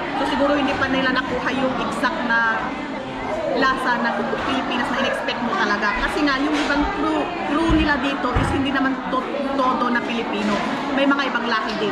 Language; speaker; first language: Filipino; non-native, local second language; Iloko